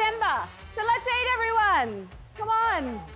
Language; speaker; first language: English; native; English